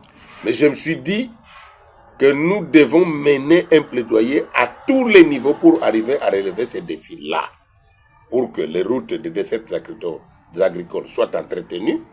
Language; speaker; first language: French; non-native, local second language; Kongo